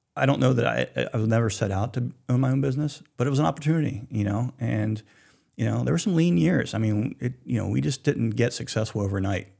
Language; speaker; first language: English; native; English